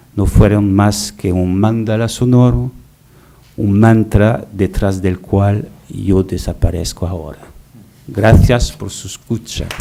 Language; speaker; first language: Spanish; non-native, fluent; French